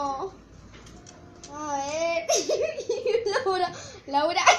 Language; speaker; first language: Spanish; native; Spanish